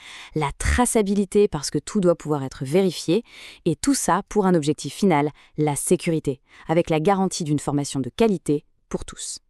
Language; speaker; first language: French; native; French